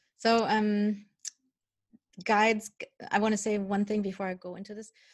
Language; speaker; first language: English; non-native, fluent; Dutch